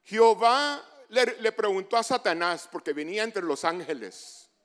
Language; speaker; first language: Spanish; early bilingual, heritage; Spanish